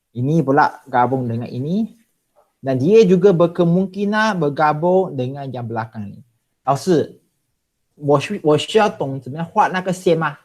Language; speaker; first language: Malay; non-native, local second language; Chinese